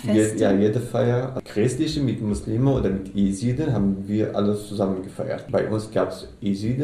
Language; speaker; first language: German; non-native, learner; Arabic